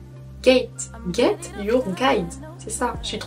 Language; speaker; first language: French; native; French